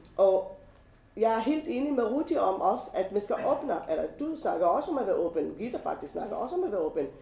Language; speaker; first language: Danish; non-native, fluent; Hebrew